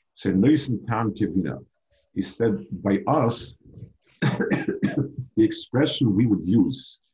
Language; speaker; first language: English; native; English